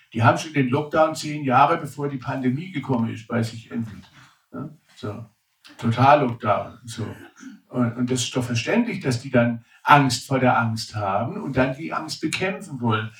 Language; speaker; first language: German; native; German